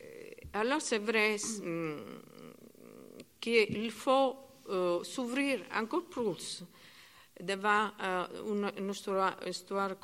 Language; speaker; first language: French; non-native, learner; Italian